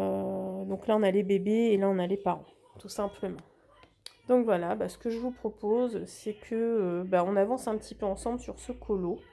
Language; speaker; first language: French; native; French